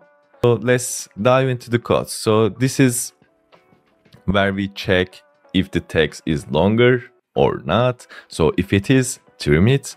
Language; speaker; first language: English; non-native, fluent; Turkish